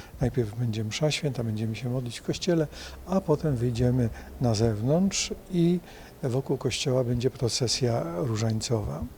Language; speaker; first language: Polish; native; Polish